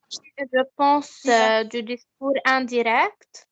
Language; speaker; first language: French; non-native, learner; Arabic